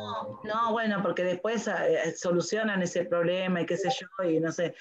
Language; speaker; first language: Spanish; native; Spanish